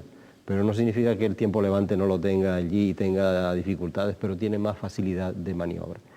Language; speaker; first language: Spanish; native; Spanish